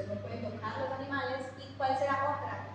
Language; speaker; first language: Spanish; non-native, fluent; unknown